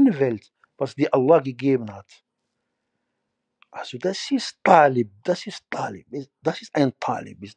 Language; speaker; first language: German; non-native, fluent; Arabic